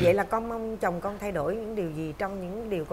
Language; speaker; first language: Vietnamese; native; Vietnamese